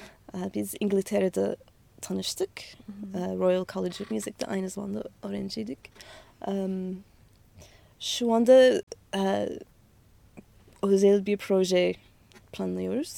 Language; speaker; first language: Turkish; non-native, fluent; English